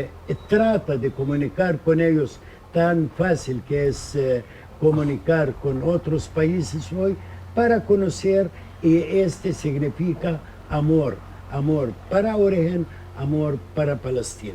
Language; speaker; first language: Spanish; non-native, fluent; Arabic